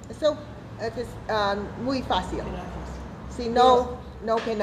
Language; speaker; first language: Spanish; non-native, learner; English